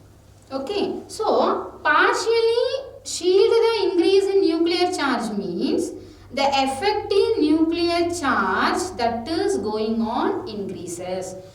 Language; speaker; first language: English; non-native, local second language; Tamil